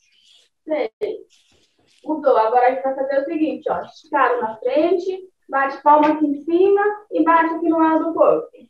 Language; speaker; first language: Portuguese; native; Portuguese